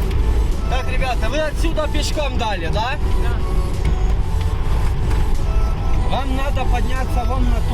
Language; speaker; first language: Russian; native; Russian